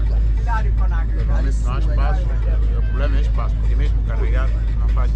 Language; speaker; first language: Portuguese; non-native, local second language; Upper Guinea Crioulo